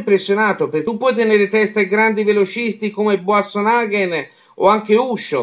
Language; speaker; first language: Italian; native; Italian